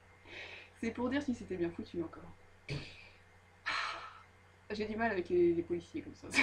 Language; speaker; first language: French; native; French